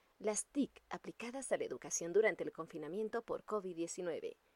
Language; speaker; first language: Spanish; native; Spanish